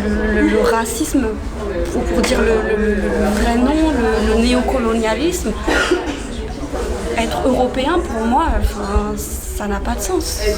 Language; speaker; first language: French; early bilingual, other home language; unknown